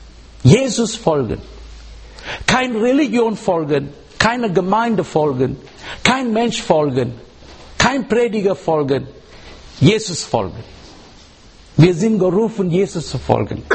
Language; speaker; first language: German; non-native, learner; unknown